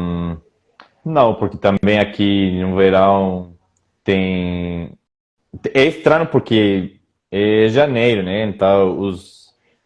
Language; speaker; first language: Portuguese; non-native, learner; Spanish